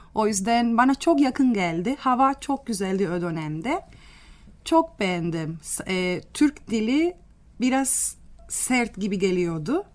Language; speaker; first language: Turkish; non-native, fluent; Spanish